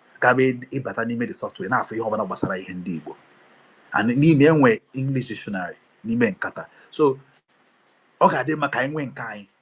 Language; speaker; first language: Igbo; native; Igbo